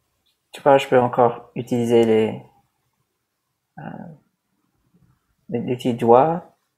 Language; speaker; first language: French; non-native, learner; English